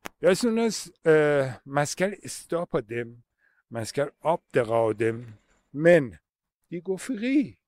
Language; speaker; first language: Danish; non-native, fluent; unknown